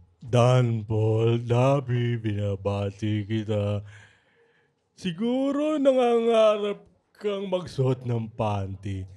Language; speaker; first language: Filipino; native; Filipino